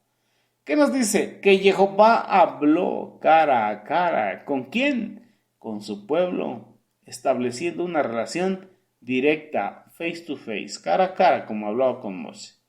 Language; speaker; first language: Spanish; native; Spanish